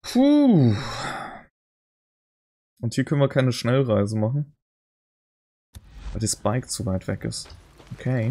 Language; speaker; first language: German; native; German